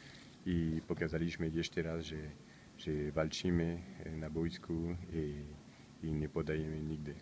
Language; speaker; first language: Polish; non-native, learner; French